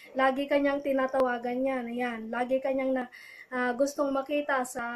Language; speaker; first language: Filipino; non-native, local second language; Iloko